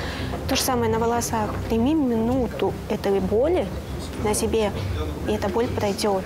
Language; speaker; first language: Russian; native; Russian